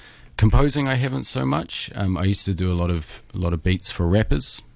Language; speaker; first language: English; native; English